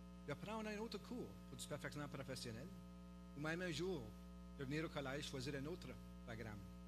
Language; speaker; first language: French; native; French